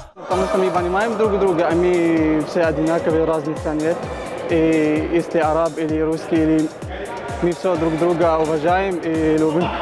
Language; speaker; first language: Russian; non-native, learner; Arabic